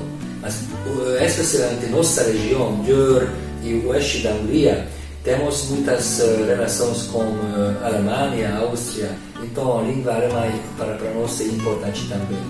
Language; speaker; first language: Portuguese; non-native, learner; Hungarian